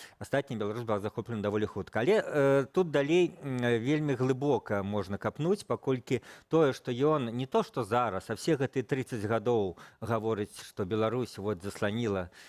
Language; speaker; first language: Belarusian; non-native, local second language; Russian